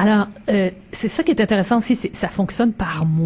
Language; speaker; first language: French; native; French